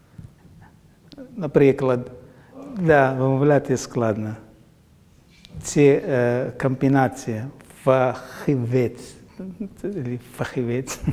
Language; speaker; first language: Ukrainian; non-native, learner; Arabic